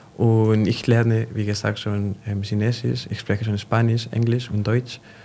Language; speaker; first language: German; non-native, fluent; Spanish